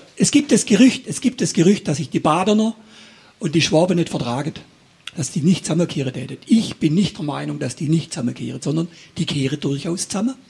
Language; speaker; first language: German; native; German